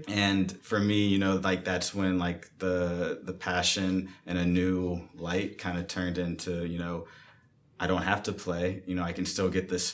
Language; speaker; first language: English; native; English